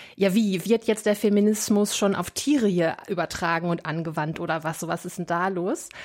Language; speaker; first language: German; native; German